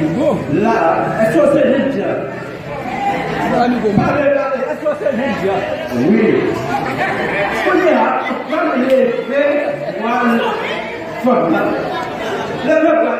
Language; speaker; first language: French; non-native, local second language; Haitian Creole